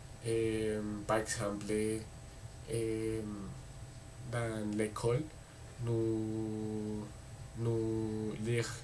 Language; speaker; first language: French; non-native, learner; Spanish